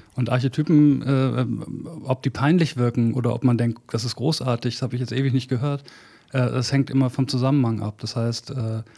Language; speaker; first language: German; native; German